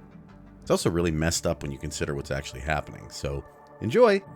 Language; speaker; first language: English; native; English